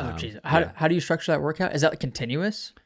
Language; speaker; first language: English; native; English